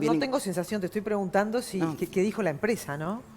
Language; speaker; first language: Spanish; native; Spanish